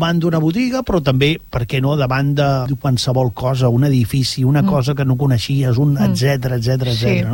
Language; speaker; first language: Catalan; native; Catalan